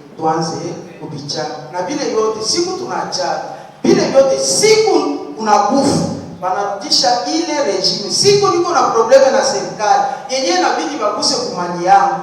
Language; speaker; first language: Swahili; native; Swahili